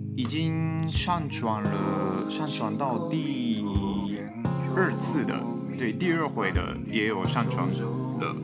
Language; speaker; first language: Chinese; non-native, fluent; Japanese